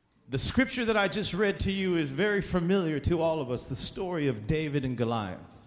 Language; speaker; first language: English; native; English